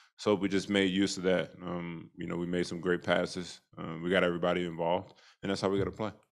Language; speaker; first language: English; native; English